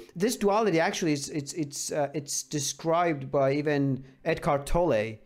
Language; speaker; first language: English; non-native, fluent; Persian